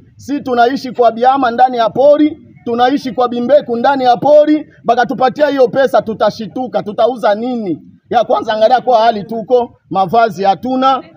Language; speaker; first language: Swahili; native; Swahili